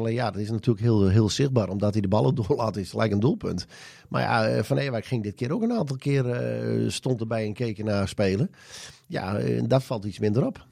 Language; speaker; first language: Dutch; native; Dutch